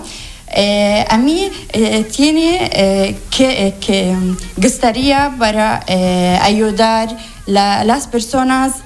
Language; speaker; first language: Spanish; non-native, learner; Arabic